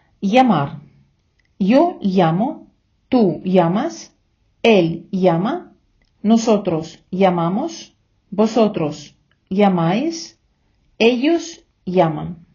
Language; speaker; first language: Spanish; non-native, fluent; Ukrainian